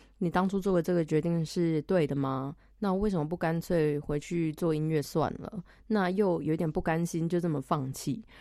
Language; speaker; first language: Chinese; native; Chinese